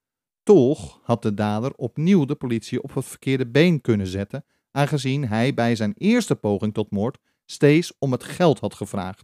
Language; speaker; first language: Dutch; native; Dutch